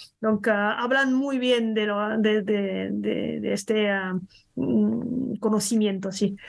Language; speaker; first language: Spanish; non-native, learner; French